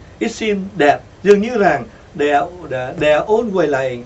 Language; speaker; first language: English; non-native, fluent; Vietnamese